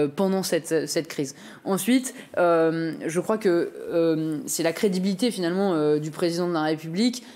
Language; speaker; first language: French; native; French